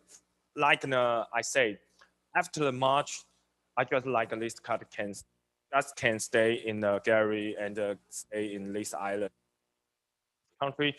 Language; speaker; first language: English; non-native, learner; Chinese